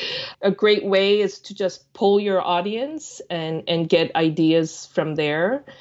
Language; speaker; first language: English; non-native, fluent; Korean